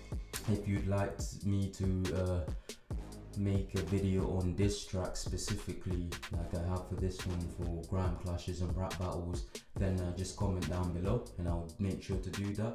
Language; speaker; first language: English; native; English